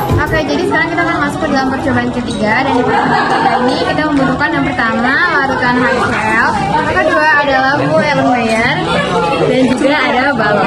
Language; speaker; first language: Indonesian; native; Indonesian